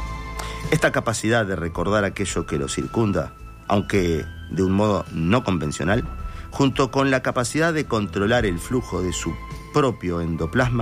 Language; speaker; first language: Spanish; native; Spanish